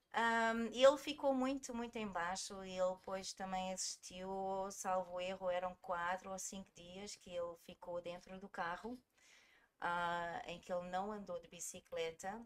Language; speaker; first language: Portuguese; early bilingual, heritage; German